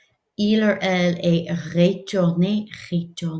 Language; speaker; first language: French; non-native, fluent; English